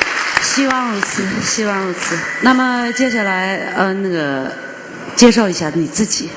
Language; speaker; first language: Chinese; non-native, local second language; Uyghur